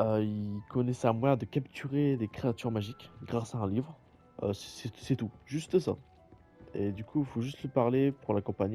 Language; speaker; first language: French; native; French